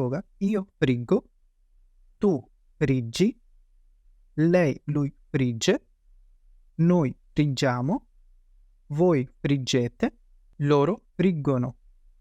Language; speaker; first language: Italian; non-native, fluent; Urdu